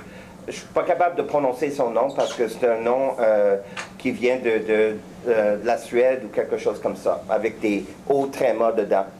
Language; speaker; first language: French; native; French